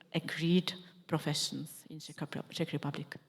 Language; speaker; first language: English; non-native, fluent; Czech